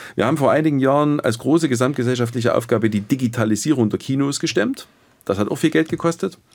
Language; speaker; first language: German; native; German